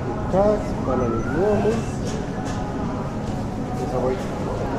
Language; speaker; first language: Finnish; non-native, learner; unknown